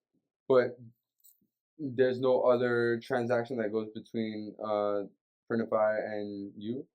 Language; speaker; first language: English; native; English